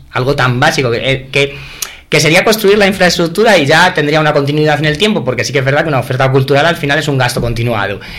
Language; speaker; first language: Spanish; native; Spanish